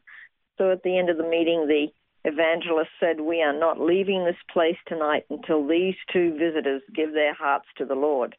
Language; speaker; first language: English; native; English